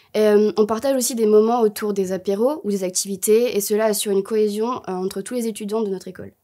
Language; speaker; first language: French; native; French